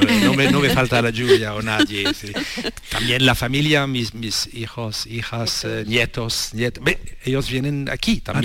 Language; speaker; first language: Spanish; non-native, learner; French